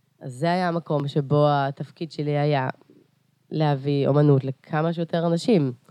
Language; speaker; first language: Hebrew; early bilingual, other home language; Russian